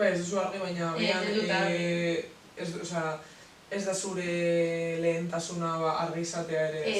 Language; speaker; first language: Basque; non-native, local second language; Spanish